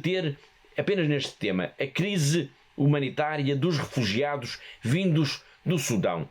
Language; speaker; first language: Portuguese; native; Portuguese